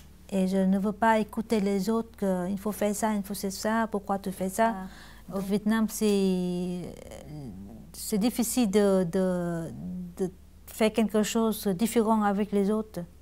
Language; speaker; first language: French; non-native, learner; Vietnamese